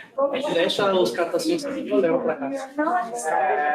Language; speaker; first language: Portuguese; native; Portuguese